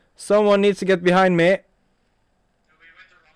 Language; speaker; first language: English; non-native, fluent; Norwegian